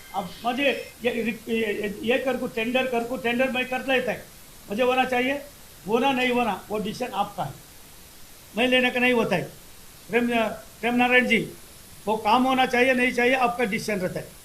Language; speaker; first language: Hindi; non-native, local second language; Kannada